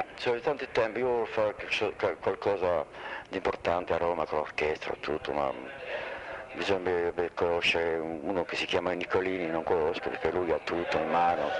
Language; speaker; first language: Italian; non-native, fluent; French